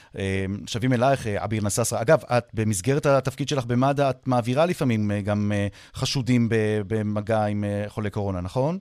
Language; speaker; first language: Hebrew; native; Hebrew